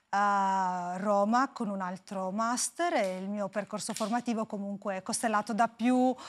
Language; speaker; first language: Italian; native; Italian